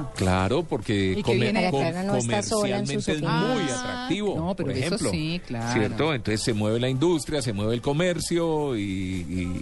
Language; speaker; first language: Spanish; native; Spanish